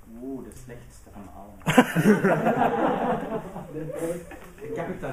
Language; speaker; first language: Dutch; non-native, learner; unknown